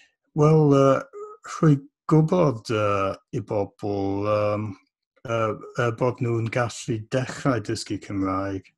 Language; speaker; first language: Welsh; non-native, fluent; English